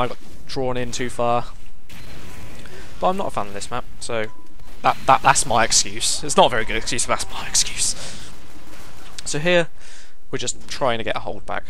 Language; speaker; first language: English; native; English